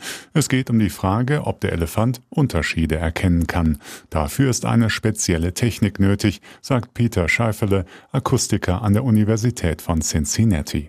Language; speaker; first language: German; native; German